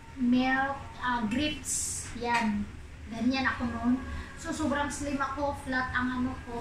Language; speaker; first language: Filipino; non-native, local second language; Cebuano